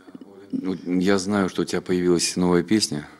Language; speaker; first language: Russian; native; Russian